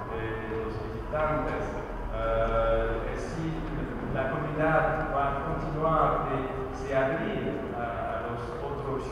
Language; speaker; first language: Spanish; non-native, learner; French